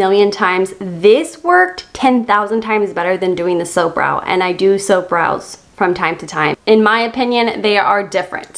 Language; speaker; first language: English; native; English